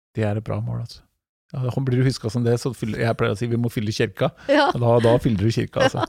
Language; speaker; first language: Norwegian; native; Norwegian